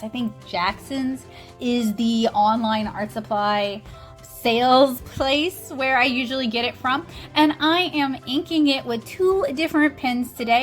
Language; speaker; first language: English; native; English